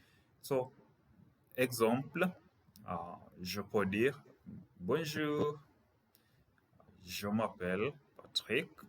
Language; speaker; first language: French; non-native, fluent; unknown